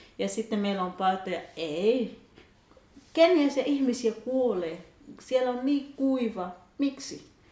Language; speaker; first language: Finnish; non-native, learner; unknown